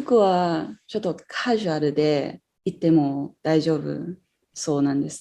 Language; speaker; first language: Japanese; non-native, fluent; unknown